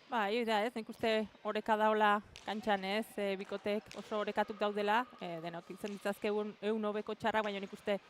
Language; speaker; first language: Basque; native; Basque